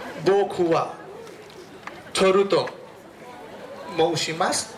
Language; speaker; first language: Japanese; non-native, learner; Thai